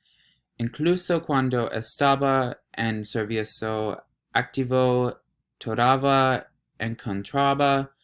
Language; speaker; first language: Spanish; non-native, learner; English